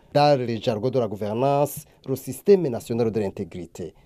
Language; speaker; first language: French; non-native, local second language; Rundi